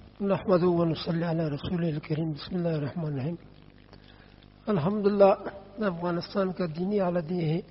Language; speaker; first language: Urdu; non-native, learner; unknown